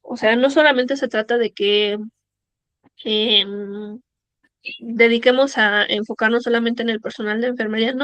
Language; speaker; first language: Spanish; native; Spanish